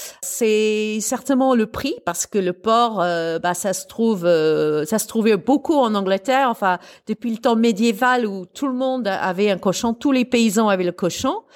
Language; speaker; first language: French; non-native, fluent; English